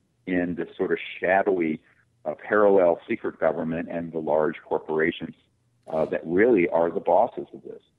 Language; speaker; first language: English; native; English